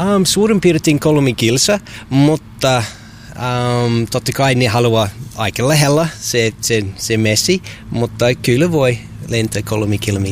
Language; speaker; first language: Finnish; non-native, fluent; English